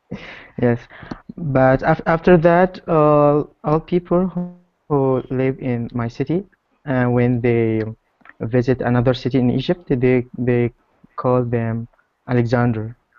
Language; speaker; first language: English; non-native, learner; Arabic